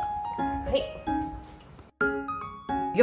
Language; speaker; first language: Japanese; native; Japanese